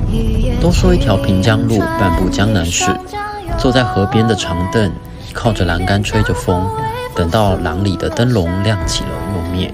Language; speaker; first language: Chinese; native; Chinese